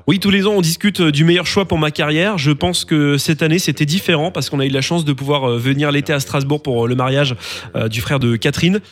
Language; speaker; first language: French; non-native, local second language; English